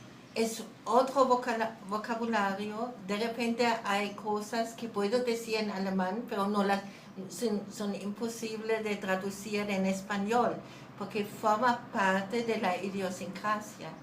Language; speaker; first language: Spanish; non-native, fluent; German